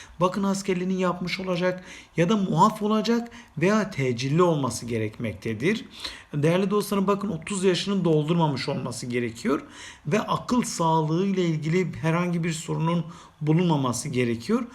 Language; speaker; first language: Turkish; native; Turkish